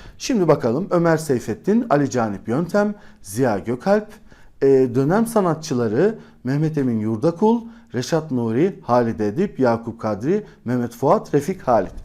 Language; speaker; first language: Turkish; native; Turkish